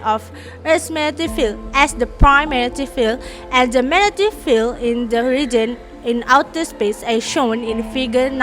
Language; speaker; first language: English; non-native, local second language; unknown